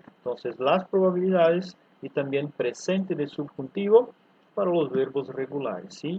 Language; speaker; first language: Spanish; non-native, fluent; Portuguese